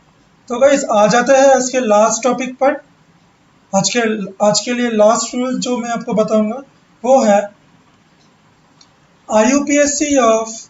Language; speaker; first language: Hindi; non-native, local second language; Bangla